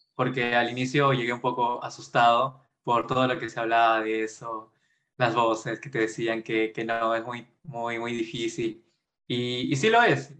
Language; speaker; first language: Spanish; native; Spanish